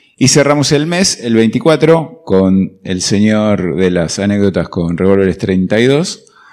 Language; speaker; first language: Spanish; native; Spanish